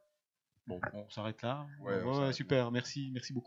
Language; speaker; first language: French; native; French